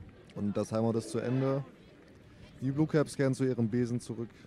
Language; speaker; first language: German; native; German